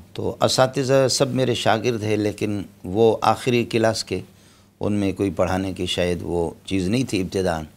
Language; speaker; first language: Urdu; non-native, local second language; Brahui